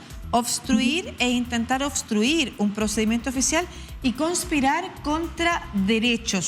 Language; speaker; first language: Spanish; native; Spanish